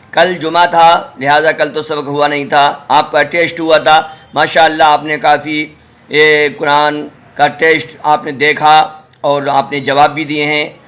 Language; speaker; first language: Urdu; native; Urdu